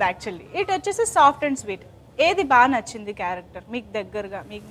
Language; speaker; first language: Telugu; native; Telugu